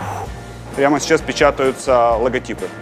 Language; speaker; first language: Russian; native; Russian